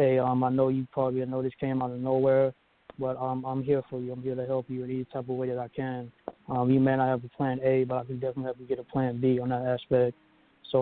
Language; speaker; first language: English; native; English